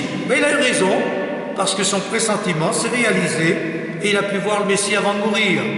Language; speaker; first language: French; native; French